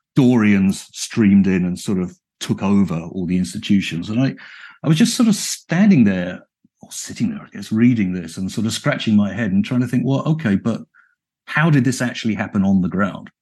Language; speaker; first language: English; native; English